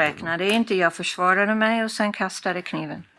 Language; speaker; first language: Swedish; non-native, fluent; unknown